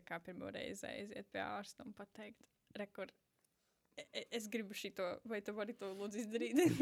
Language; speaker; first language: Latvian; native; Latvian